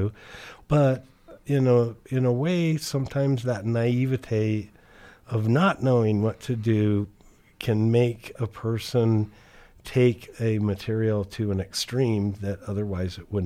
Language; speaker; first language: English; native; English